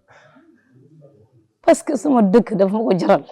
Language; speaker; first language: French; non-native, local second language; Wolof